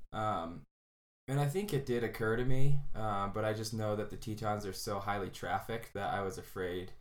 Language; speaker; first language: English; native; English